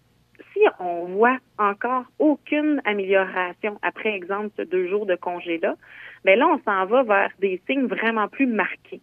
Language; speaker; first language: French; native; French